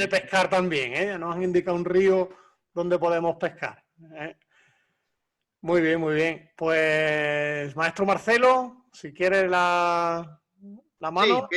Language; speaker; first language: Spanish; native; Spanish